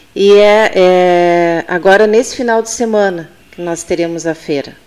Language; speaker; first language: Portuguese; native; Portuguese